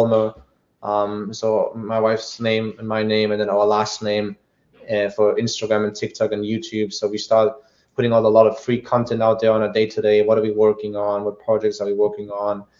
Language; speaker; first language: English; non-native, fluent; German